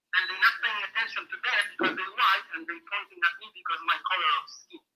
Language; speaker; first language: English; non-native, fluent; Polish